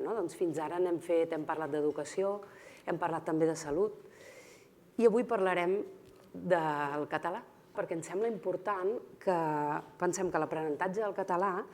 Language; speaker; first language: Catalan; native; Catalan